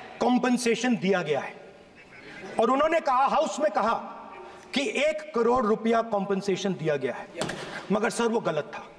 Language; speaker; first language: Hindi; native; Hindi